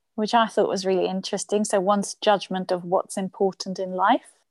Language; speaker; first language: English; non-native, fluent; German